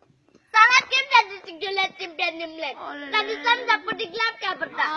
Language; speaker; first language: Turkish; native; Turkish